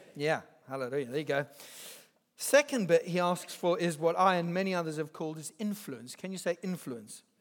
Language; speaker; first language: English; native; English